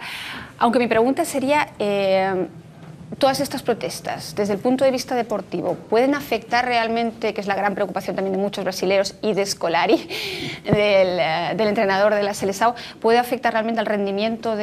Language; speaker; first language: Spanish; native; Spanish